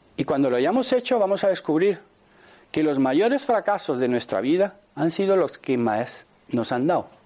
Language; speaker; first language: Spanish; native; Spanish